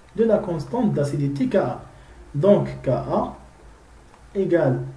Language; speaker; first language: French; non-native, local second language; Arabic